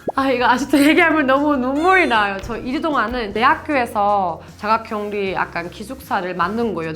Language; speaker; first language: Korean; non-native, fluent; German